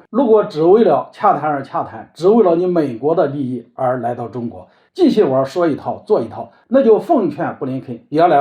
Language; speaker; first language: Chinese; native; Chinese